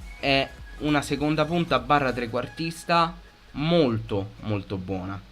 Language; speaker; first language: Italian; native; Italian